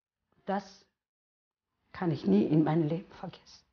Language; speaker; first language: German; non-native, fluent; Romany